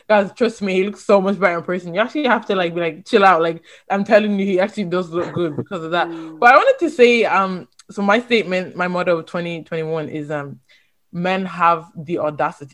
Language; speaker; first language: English; native; English